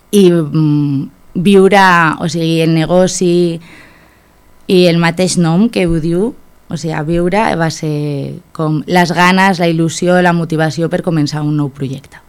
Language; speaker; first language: Catalan; non-native, local second language; Spanish